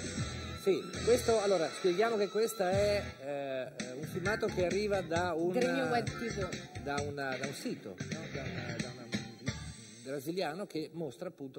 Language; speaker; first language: Italian; native; Italian